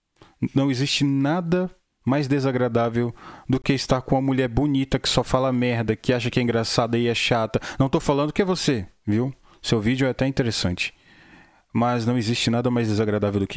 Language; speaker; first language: Portuguese; native; Portuguese